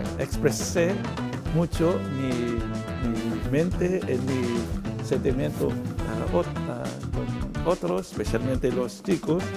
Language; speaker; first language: Spanish; non-native, learner; Filipino